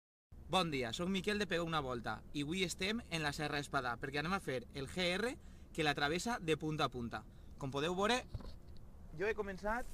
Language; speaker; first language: Catalan; native; Catalan